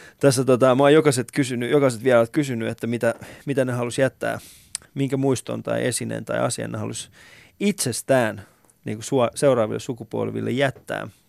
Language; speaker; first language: Finnish; early bilingual, other home language; Persian